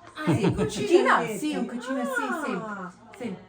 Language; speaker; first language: Italian; non-native, learner; English